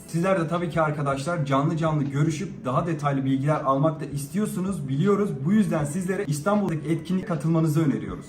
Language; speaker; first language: Turkish; native; Turkish